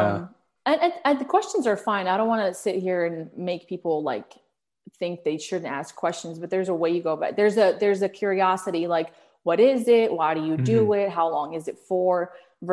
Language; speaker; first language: English; early bilingual, other home language; Arabic